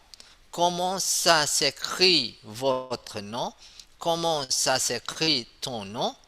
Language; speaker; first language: French; non-native, fluent; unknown